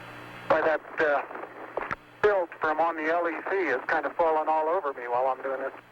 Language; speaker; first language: English; native; English